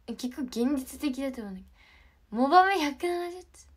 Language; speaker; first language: Japanese; native; Japanese